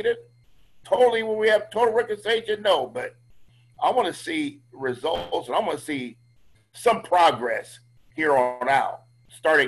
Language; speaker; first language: English; native; English